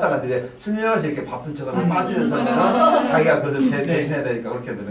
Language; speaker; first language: Korean; native; Korean